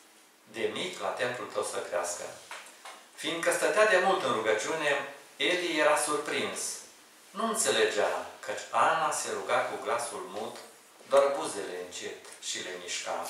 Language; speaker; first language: Romanian; native; Romanian